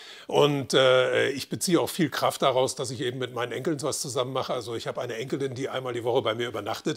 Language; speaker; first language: German; native; German